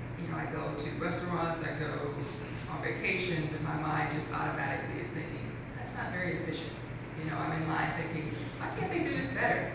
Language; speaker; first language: English; native; English